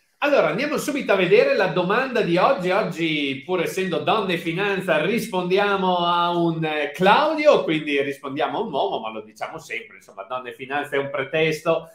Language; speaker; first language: Italian; native; Italian